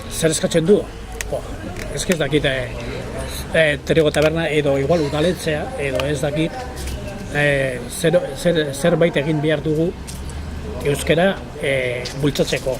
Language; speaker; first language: Basque; non-native, local second language; Spanish